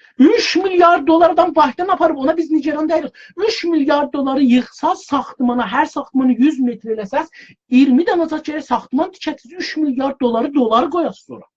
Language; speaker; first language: Azerbaijani; native; Azerbaijani